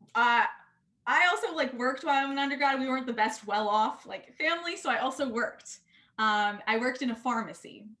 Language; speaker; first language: English; native; English